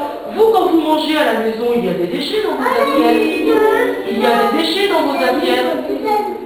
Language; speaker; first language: French; native; French